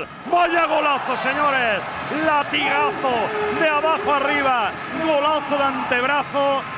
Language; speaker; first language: Spanish; native; Spanish